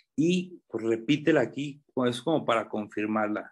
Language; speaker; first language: Spanish; native; Spanish